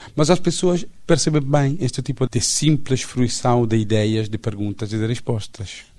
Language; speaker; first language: Portuguese; non-native, fluent; Italian